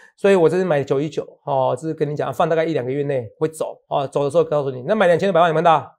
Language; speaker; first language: Chinese; native; Chinese